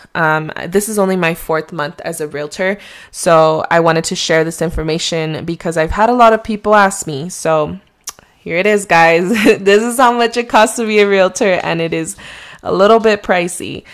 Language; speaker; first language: English; non-native, fluent; Spanish